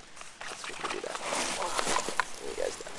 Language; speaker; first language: English; native; English